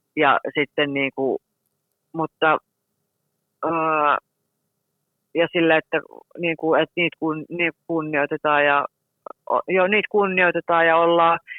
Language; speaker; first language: Finnish; native; Finnish